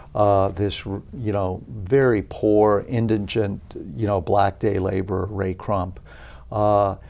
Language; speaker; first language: English; native; English